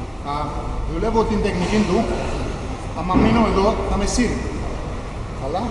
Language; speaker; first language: Greek; early bilingual, heritage; Greek